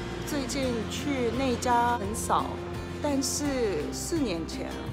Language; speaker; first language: Chinese; non-native, fluent; Japanese